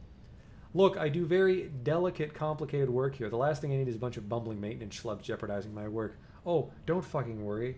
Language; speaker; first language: English; native; English